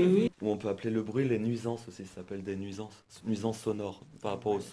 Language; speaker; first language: French; native; French